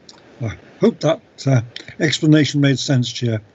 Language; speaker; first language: English; native; English